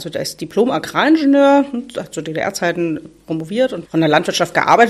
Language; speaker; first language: German; native; German